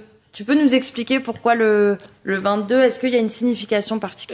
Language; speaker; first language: French; native; French